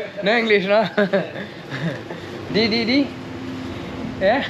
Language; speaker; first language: English; non-native, learner; French